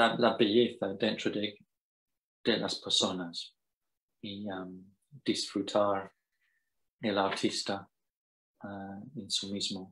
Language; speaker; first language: Spanish; non-native, fluent; English